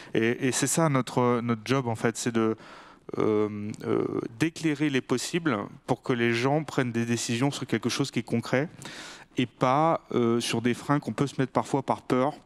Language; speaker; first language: French; native; French